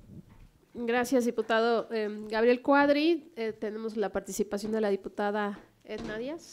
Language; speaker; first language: Spanish; native; Spanish